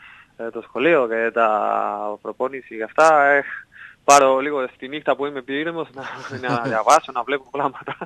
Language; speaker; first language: Greek; non-native, learner; Spanish